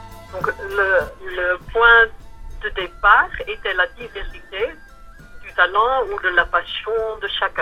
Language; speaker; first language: French; non-native, fluent; Dutch